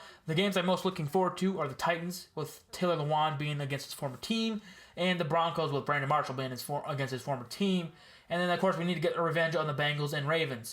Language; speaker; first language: English; native; English